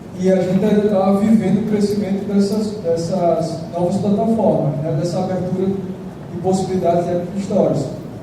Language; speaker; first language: Portuguese; native; Portuguese